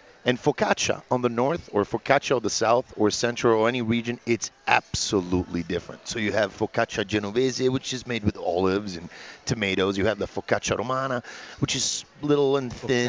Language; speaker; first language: English; non-native, fluent; Italian